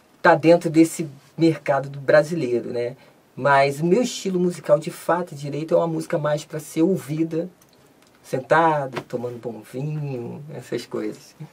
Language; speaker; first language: Portuguese; native; Portuguese